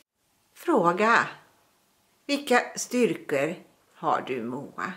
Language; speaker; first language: Swedish; native; Swedish